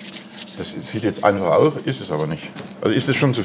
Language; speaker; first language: German; native; German